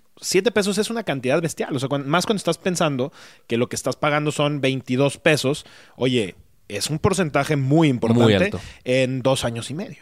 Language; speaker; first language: Spanish; native; Spanish